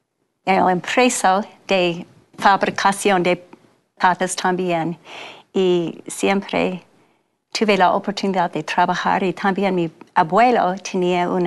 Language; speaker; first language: Spanish; non-native, fluent; English